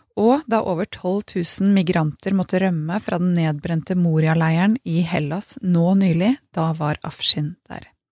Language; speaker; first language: Norwegian; native; Norwegian